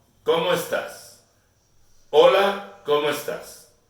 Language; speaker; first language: Spanish; non-native, learner; Urdu